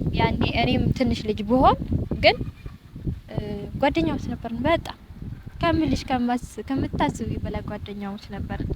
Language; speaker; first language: Amharic; non-native, local second language; Tigrinya